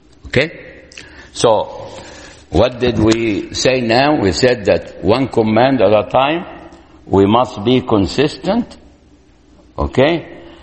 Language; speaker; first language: English; non-native, fluent; Arabic